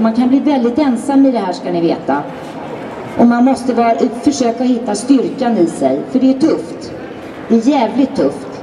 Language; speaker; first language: Swedish; native; Swedish